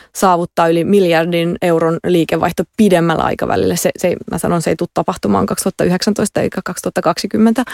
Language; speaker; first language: Finnish; non-native, local second language; Russian